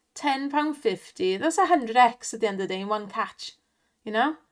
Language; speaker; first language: English; native; English